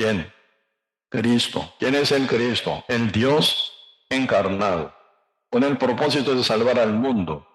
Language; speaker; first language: Spanish; non-native, learner; Korean